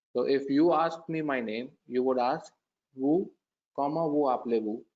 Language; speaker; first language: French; non-native, learner; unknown